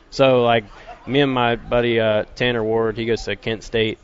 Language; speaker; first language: English; native; English